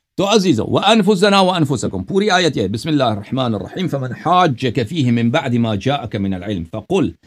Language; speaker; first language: Urdu; non-native, local second language; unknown